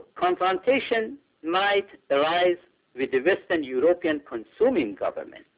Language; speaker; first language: English; non-native, fluent; Persian